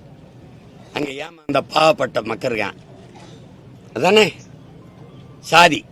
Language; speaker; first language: Tamil; native; Tamil